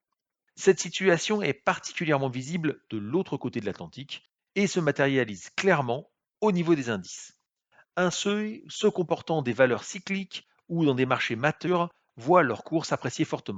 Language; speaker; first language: French; native; French